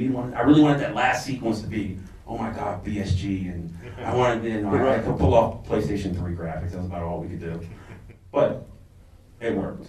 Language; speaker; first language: English; native; English